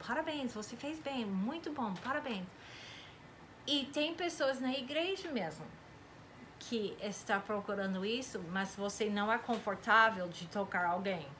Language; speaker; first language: Portuguese; non-native, fluent; English